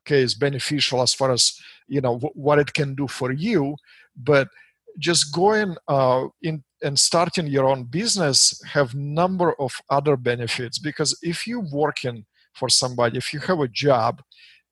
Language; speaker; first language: English; non-native, fluent; Russian